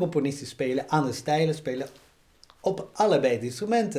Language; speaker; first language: Dutch; non-native, fluent; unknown